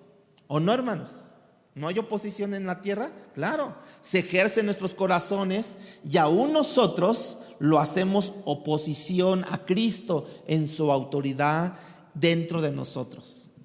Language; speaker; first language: Spanish; native; Spanish